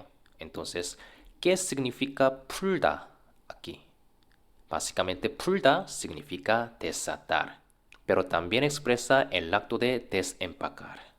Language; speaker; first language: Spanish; non-native, fluent; Korean